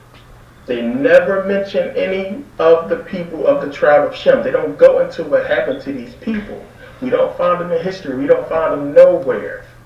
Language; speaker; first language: English; native; English